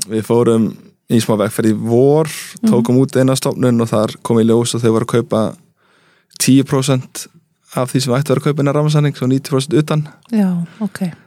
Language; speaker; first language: Icelandic; early bilingual, heritage; Icelandic